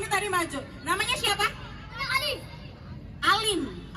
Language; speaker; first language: Indonesian; native; Indonesian